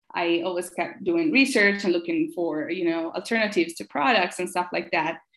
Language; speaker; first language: English; non-native, fluent; Italian